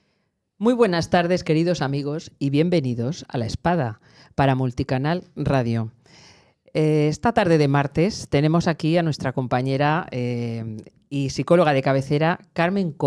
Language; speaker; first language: Spanish; native; Spanish